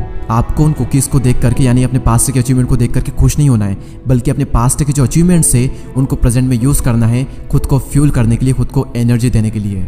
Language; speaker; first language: Hindi; native; Hindi